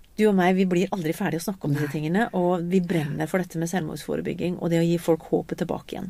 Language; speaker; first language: Norwegian; native; Norwegian